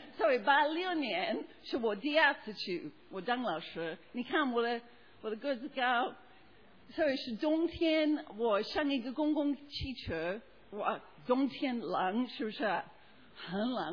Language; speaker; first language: Chinese; non-native, learner; English